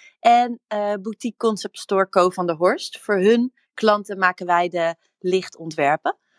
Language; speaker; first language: Dutch; native; Dutch